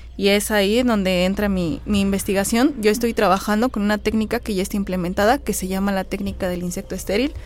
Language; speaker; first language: Spanish; native; Spanish